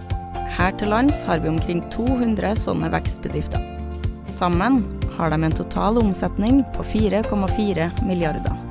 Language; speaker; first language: Norwegian; native; Norwegian